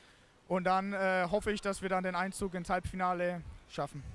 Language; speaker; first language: German; native; German